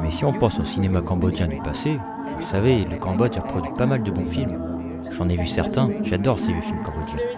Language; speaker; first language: French; native; French